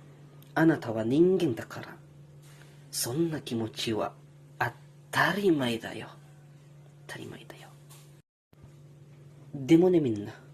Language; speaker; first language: Japanese; non-native, learner; Indonesian